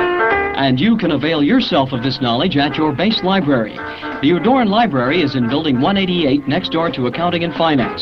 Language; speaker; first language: English; native; English